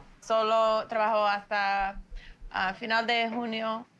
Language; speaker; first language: Spanish; non-native, learner; English